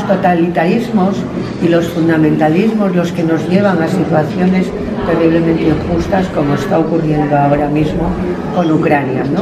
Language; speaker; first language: Spanish; native; Spanish